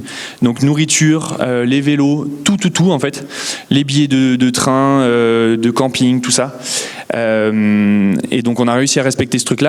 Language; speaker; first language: French; native; French